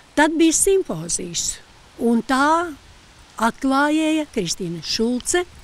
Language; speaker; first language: Latvian; native; Latvian